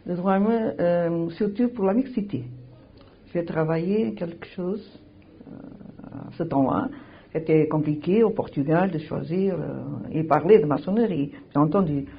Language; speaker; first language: French; non-native, learner; Portuguese